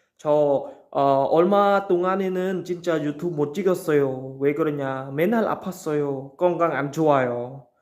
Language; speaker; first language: Korean; non-native, learner; Khmer